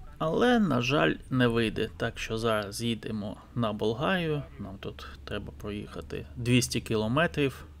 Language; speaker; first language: Ukrainian; non-native, local second language; Russian